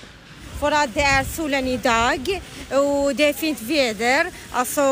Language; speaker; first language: Swedish; non-native, learner; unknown